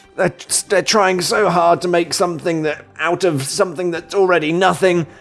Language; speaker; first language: English; native; English